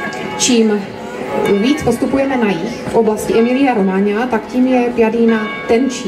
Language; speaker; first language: Czech; native; Czech